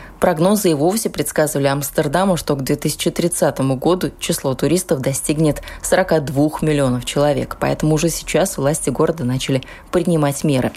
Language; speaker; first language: Russian; native; Russian